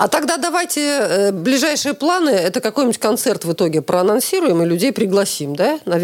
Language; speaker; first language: Russian; native; Russian